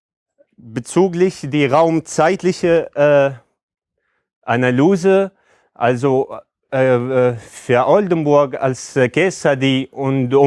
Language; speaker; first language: German; non-native, fluent; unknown